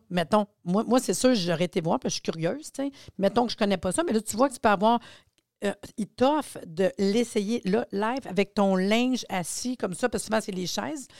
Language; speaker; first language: French; native; French